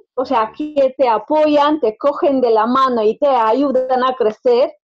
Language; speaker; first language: Spanish; non-native, fluent; Romanian